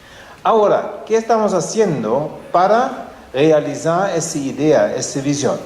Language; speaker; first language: Spanish; non-native, fluent; German